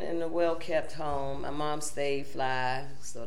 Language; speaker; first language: English; native; English